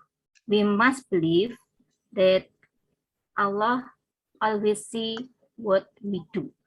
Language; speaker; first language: English; non-native, learner; Indonesian